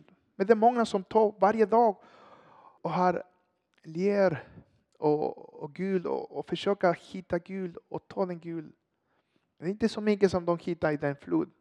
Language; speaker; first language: Swedish; non-native, fluent; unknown